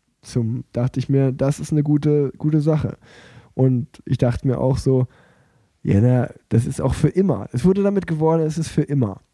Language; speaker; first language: German; native; German